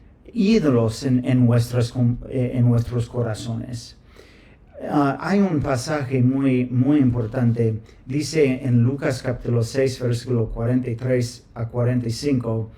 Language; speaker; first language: Spanish; non-native, fluent; English